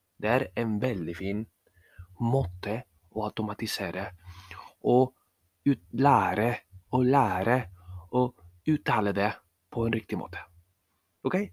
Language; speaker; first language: Norwegian; non-native, fluent; Spanish